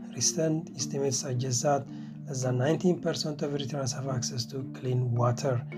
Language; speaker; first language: English; non-native, fluent; Tigrinya